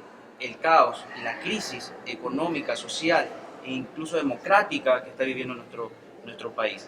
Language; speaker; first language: Spanish; native; Spanish